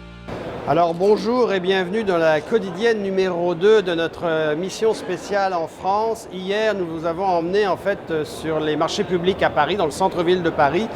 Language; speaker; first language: French; native; French